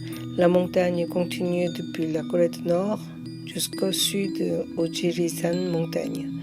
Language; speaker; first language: French; non-native, learner; Korean